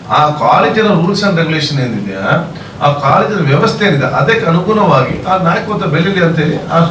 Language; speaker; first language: Kannada; non-native, local second language; Malayalam